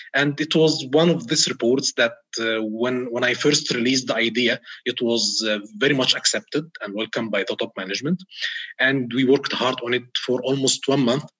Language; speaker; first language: English; non-native, fluent; Arabic